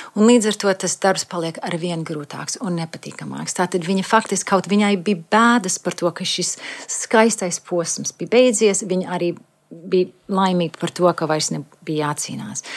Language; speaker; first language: Latvian; early bilingual, heritage; Latvian